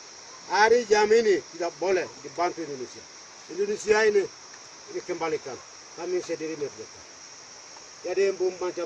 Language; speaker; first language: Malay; non-native, local second language; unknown